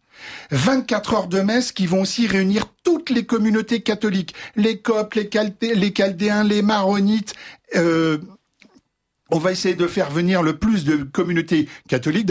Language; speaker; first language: French; native; French